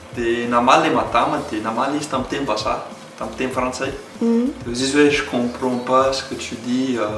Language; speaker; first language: Malagasy; non-native, fluent; English